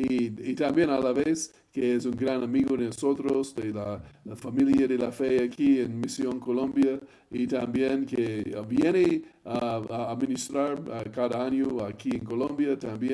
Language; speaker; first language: Spanish; non-native, fluent; English